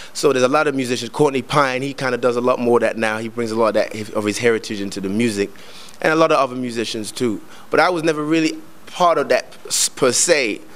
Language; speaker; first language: English; native; English